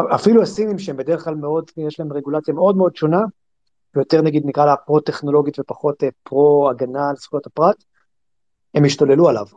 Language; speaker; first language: Hebrew; native; Hebrew